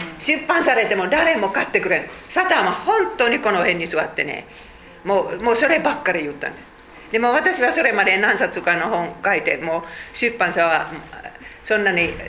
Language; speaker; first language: Japanese; non-native, fluent; Finnish